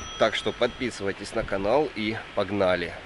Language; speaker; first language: Russian; native; Russian